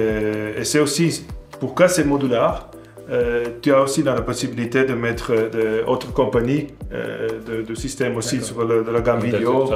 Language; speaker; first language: French; non-native, fluent; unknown